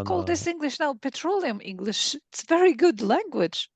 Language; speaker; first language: English; non-native, fluent; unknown